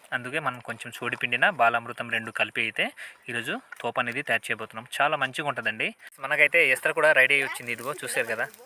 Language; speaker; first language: Telugu; native; Telugu